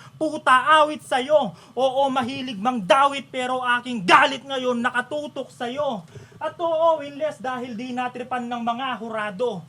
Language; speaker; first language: Filipino; non-native, local second language; Pampanga